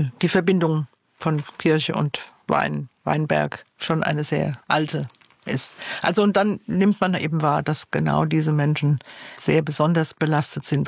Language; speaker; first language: German; native; German